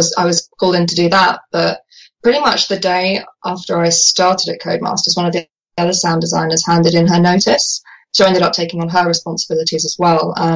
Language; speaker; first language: English; native; English